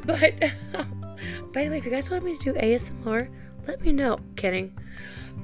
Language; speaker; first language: English; native; English